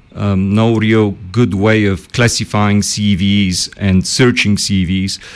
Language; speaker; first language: English; early bilingual, other home language; Bulgarian